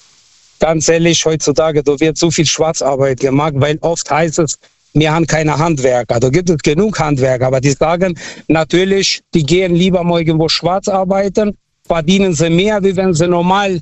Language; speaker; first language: German; non-native, fluent; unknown